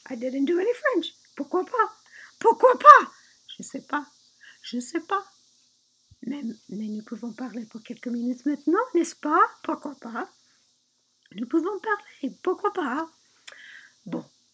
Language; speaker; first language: French; non-native, learner; English